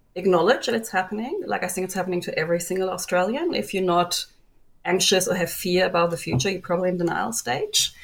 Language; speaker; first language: English; non-native, fluent; German